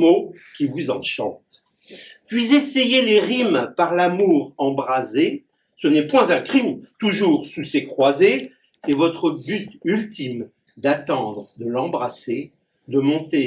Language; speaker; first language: French; native; French